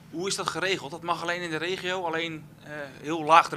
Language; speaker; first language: Dutch; native; Dutch